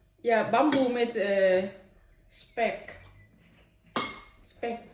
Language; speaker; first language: Dutch; non-native, learner; Thai